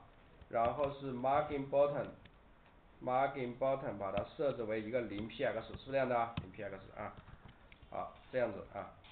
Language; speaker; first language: Chinese; native; Chinese